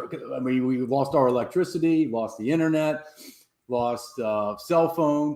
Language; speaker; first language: English; native; English